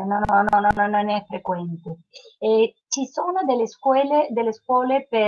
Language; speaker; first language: Italian; non-native, learner; Spanish